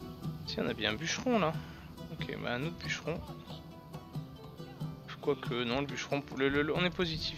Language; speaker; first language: French; native; French